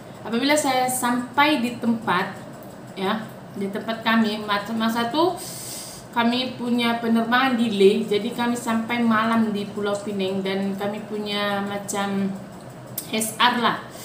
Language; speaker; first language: Malay; non-native, fluent; Batak Toba